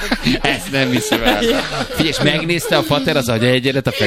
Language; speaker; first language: Hungarian; native; Hungarian